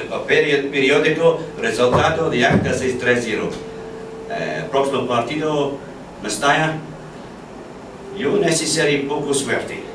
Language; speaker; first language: Spanish; non-native, learner; English